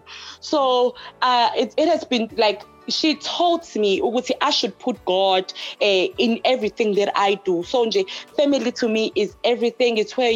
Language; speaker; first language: English; non-native, local second language; Zulu